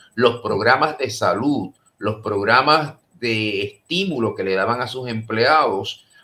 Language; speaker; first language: Spanish; native; Spanish